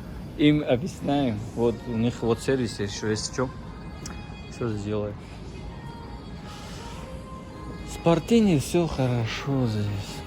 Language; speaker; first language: Russian; non-native, learner; Tajik